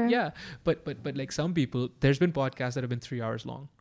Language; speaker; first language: English; non-native, local second language; Urdu